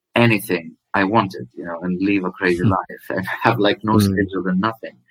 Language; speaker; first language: English; non-native, fluent; Greek